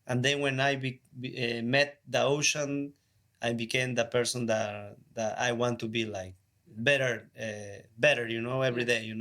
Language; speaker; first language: English; non-native, learner; Spanish